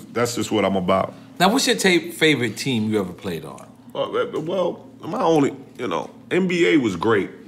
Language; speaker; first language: English; native; English